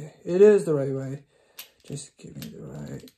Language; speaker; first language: English; native; English